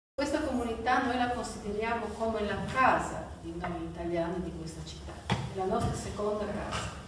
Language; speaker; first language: Italian; early bilingual, heritage; Italian